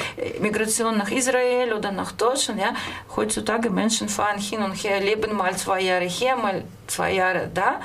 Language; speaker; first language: German; non-native, fluent; Russian